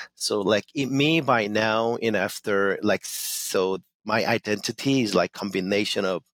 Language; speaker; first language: English; non-native, fluent; Korean